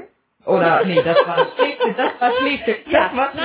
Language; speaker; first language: German; non-native, fluent; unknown